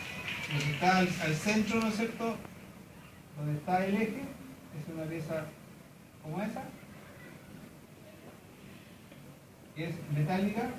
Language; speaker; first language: Spanish; native; Spanish